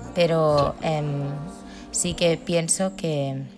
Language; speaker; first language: Spanish; native; Spanish